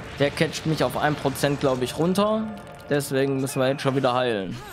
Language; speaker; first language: German; native; German